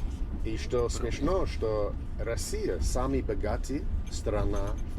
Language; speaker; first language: Russian; non-native, learner; English